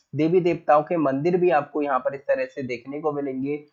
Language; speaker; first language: Hindi; native; Hindi